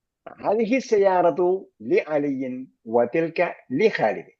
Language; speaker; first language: Arabic; non-native, fluent; Malayalam